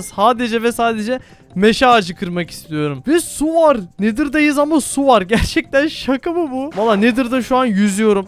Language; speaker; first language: Turkish; native; Turkish